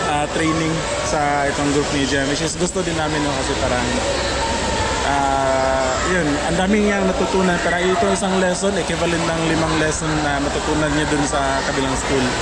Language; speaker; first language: Filipino; non-native, local second language; Cebuano